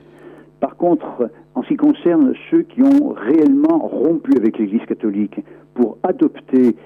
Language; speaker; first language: French; native; French